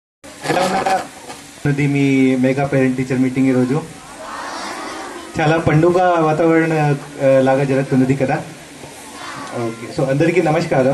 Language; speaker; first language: Telugu; non-native, learner; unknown